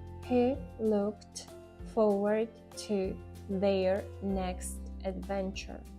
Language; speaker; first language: English; non-native, fluent; Ukrainian